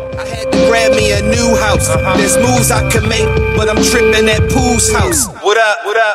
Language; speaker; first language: English; native; English